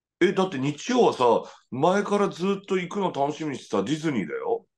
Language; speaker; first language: Japanese; native; Japanese